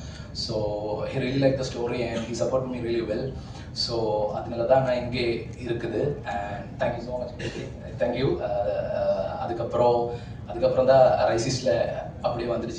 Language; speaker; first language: Tamil; non-native, fluent; Malayalam